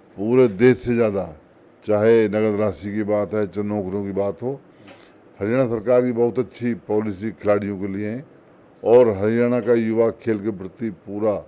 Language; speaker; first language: Hindi; native; Hindi